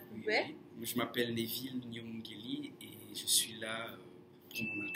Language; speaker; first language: French; non-native, fluent; English